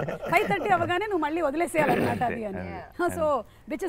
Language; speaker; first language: Telugu; native; Telugu